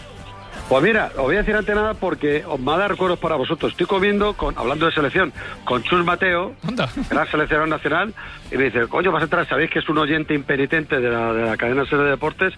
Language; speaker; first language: Spanish; native; Spanish